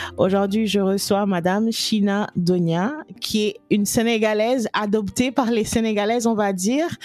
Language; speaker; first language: French; non-native, local second language; Wolof